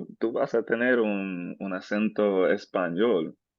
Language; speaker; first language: Spanish; native; Spanish